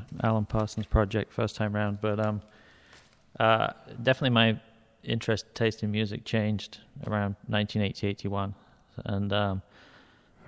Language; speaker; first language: English; native; English